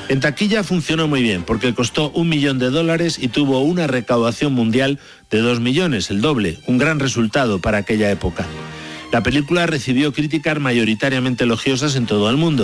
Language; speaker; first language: Spanish; native; Spanish